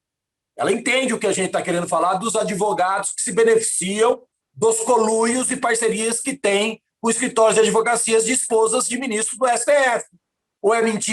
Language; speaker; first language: Portuguese; native; Portuguese